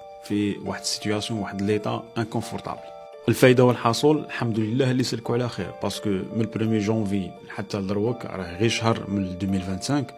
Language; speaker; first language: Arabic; native; Arabic